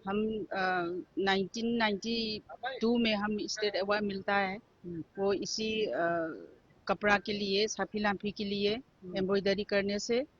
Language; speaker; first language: Hindi; non-native, local second language; Manipuri